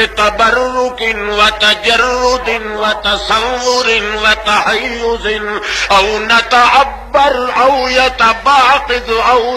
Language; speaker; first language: Arabic; non-native, fluent; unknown